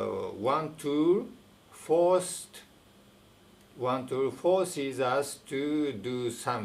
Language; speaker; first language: English; non-native, fluent; Japanese